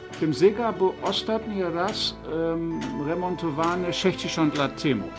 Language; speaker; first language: Polish; non-native, learner; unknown